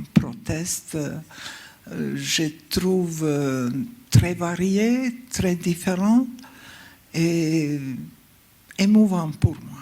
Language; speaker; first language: French; non-native, fluent; Croatian